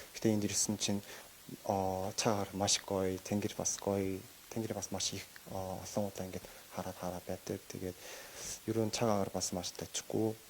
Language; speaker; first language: Mongolian; non-native, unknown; Korean